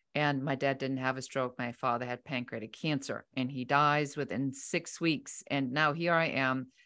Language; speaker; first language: English; non-native, fluent; German